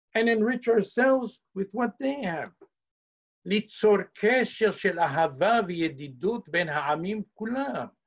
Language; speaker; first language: English; early bilingual, heritage; English